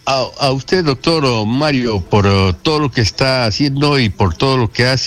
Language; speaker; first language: Spanish; native; Spanish